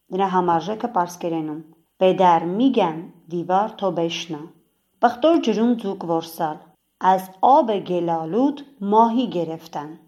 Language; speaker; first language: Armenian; native; Armenian